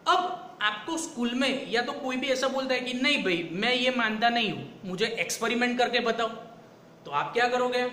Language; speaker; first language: Hindi; non-native, local second language; Gujarati